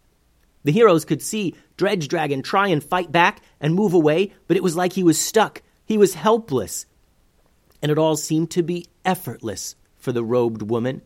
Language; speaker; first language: English; native; English